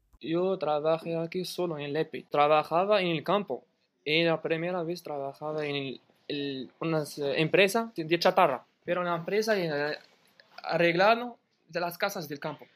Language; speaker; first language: Spanish; non-native, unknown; Arabic